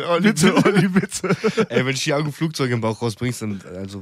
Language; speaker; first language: German; native; German